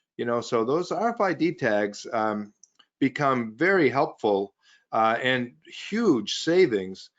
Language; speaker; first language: English; native; English